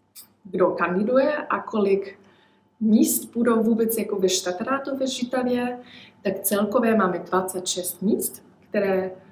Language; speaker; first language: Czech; early bilingual, heritage; Czech